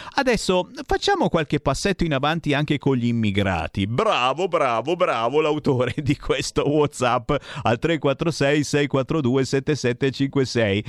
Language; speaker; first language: Italian; native; Italian